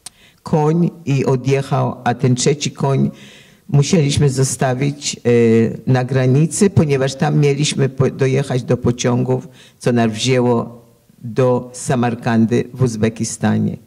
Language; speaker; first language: Polish; early bilingual, heritage; Polish